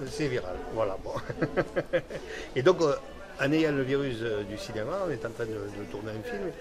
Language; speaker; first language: French; native; French